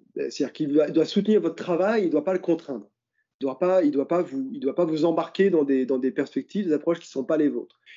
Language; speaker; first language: French; native; French